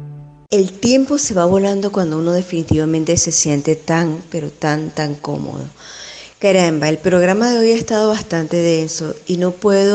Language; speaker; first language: Spanish; native; Spanish